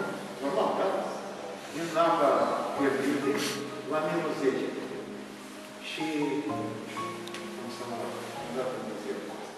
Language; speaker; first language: Romanian; non-native, local second language; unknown